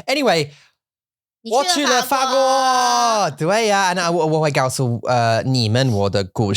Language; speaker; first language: Chinese; non-native, learner; English